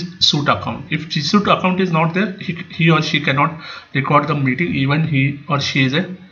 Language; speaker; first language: English; non-native, local second language; Kannada